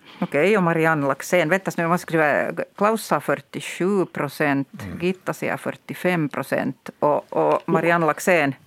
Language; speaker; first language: Swedish; native; Swedish